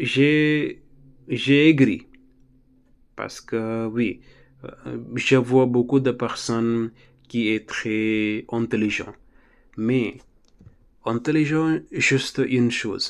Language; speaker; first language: French; non-native, learner; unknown